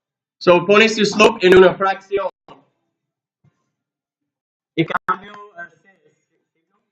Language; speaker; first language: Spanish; non-native, learner; English